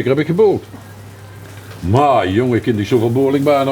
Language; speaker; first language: Dutch; native; Dutch